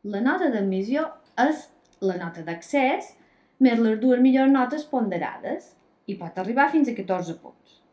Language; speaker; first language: Catalan; native; Catalan